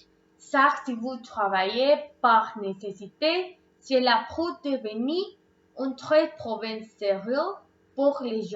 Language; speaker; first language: French; non-native, learner; Spanish